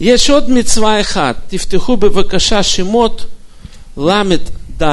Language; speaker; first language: Hebrew; non-native, fluent; Russian